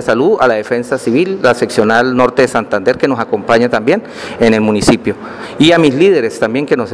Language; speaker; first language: Spanish; native; Spanish